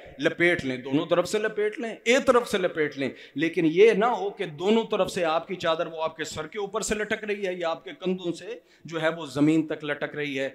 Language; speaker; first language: Urdu; non-native, local second language; Punjabi